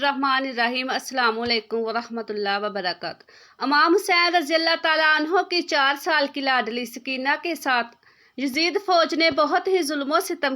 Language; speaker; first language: Urdu; native; Urdu